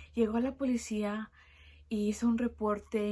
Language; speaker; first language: Spanish; early bilingual, heritage; Spanish